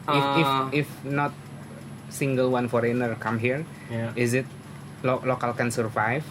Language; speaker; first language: English; non-native, learner; Indonesian